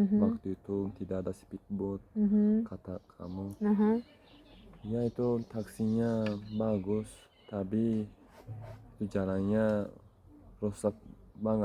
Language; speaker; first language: Indonesian; non-native, learner; Turkish